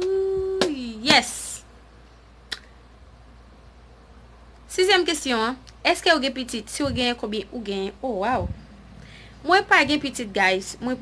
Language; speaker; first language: French; non-native, learner; Haitian Creole